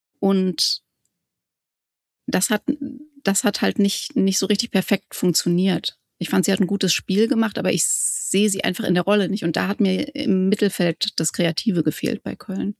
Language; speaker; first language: German; native; German